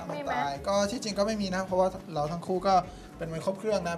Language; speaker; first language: Thai; early bilingual, other home language; French